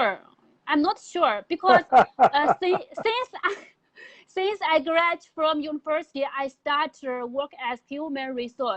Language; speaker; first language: English; non-native, learner; Chinese